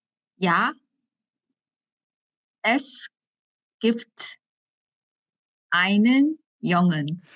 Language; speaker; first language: German; non-native, learner; Korean